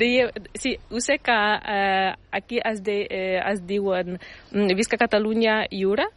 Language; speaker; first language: Catalan; non-native, learner; Ukrainian